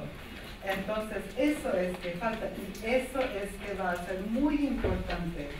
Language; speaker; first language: Spanish; non-native, fluent; Armenian